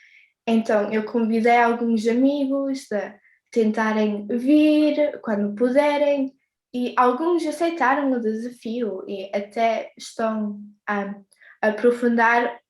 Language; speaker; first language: Portuguese; early bilingual, heritage; English